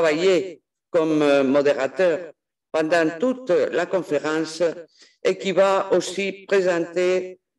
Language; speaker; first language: French; non-native, fluent; Spanish